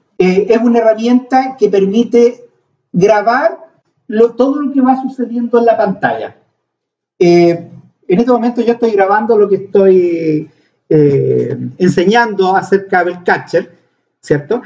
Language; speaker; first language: Spanish; native; Spanish